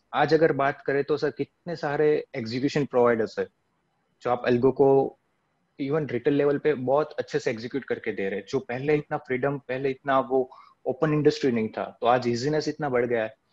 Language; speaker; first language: Hindi; non-native, local second language; Gujarati